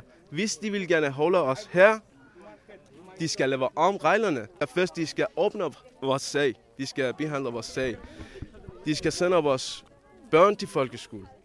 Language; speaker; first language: Danish; non-native, learner; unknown